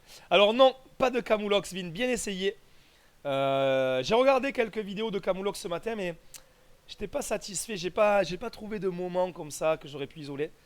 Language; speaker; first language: French; native; French